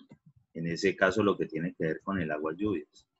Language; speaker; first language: Spanish; native; Spanish